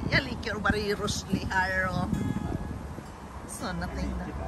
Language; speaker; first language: Norwegian; non-native, learner; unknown